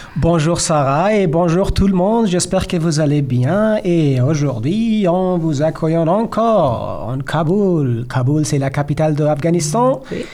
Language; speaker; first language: French; non-native, learner; Persian